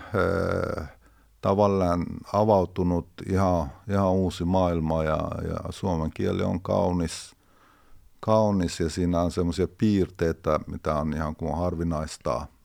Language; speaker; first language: Finnish; non-native, fluent; Persian